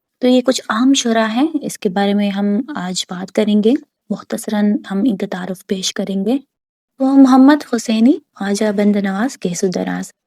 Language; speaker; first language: Urdu; native; Urdu